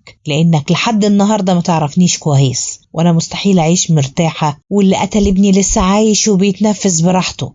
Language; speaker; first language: Arabic; native; Arabic